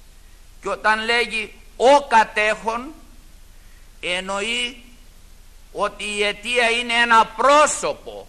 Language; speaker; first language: Greek; native; Greek